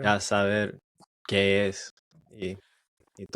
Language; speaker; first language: Spanish; non-native, learner; English